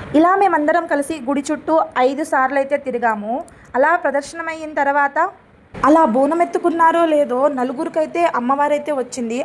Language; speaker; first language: Telugu; non-native, local second language; Lambadi